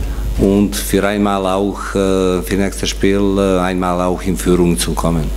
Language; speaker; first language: German; non-native, fluent; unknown